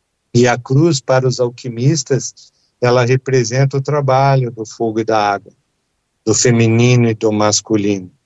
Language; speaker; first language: Portuguese; native; Portuguese